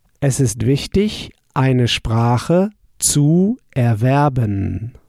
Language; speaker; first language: German; non-native, fluent; English